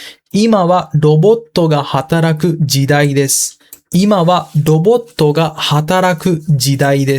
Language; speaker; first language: Japanese; non-native, fluent; Sinhala